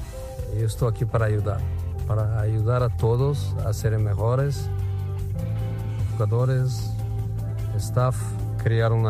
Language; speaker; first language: Spanish; non-native, fluent; Portuguese